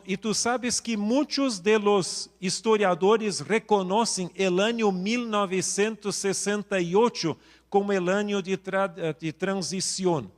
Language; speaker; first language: Spanish; non-native, local second language; Portuguese